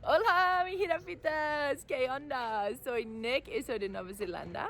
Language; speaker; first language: Spanish; non-native, learner; English